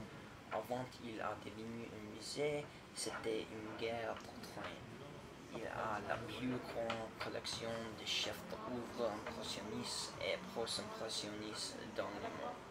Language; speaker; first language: French; non-native, learner; English